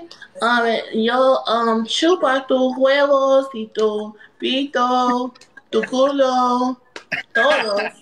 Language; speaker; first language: Spanish; non-native, learner; English